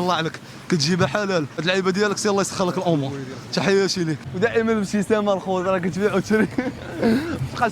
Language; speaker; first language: Arabic; native; Arabic